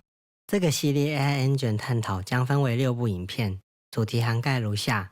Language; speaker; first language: Chinese; native; Chinese